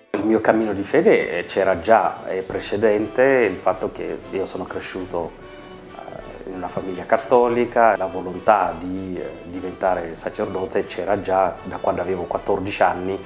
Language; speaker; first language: Italian; non-native, fluent; Tigrinya